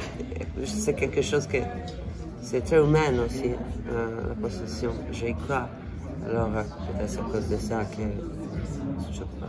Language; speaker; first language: French; non-native, fluent; Italian